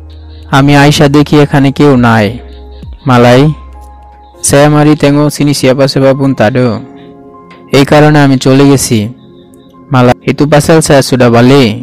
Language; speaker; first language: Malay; non-native, learner; Bangla